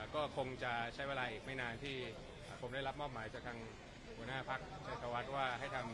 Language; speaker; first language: Thai; native; Thai